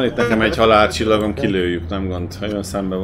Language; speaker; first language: Hungarian; native; Hungarian